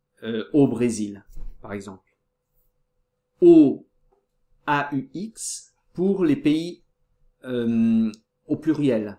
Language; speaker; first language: French; non-native, fluent; Portuguese